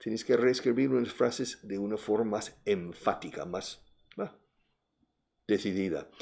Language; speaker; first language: Spanish; non-native, fluent; English